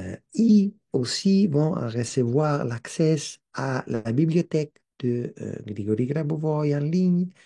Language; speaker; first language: French; non-native, learner; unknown